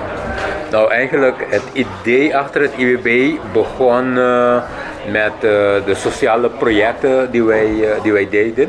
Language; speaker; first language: Dutch; non-native, local second language; Papiamento